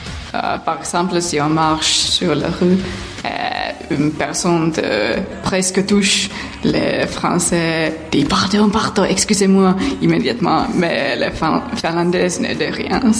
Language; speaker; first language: French; non-native, fluent; Finnish